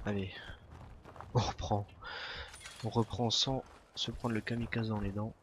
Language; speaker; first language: French; native; French